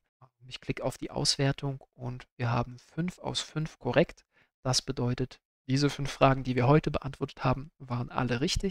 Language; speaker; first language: German; native; German